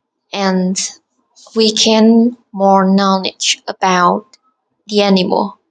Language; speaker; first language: English; non-native, learner; Vietnamese